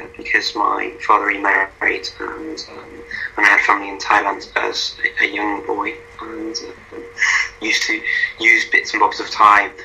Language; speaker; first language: English; native; English